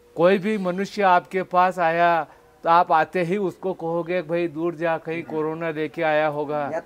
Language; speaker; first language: Hindi; native; Hindi